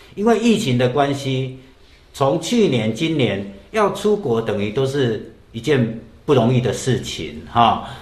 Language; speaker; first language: Chinese; native; Chinese